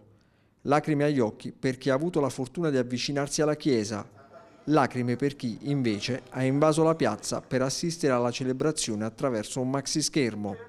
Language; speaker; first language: Italian; native; Italian